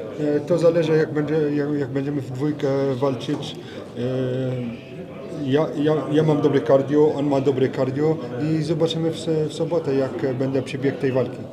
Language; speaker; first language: Polish; non-native, learner; French